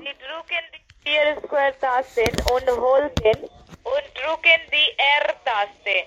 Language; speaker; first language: German; non-native, learner; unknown